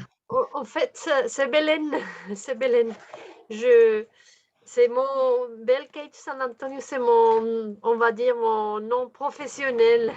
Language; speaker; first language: French; non-native, fluent; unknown